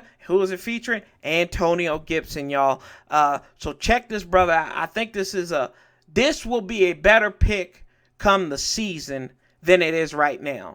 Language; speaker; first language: English; native; English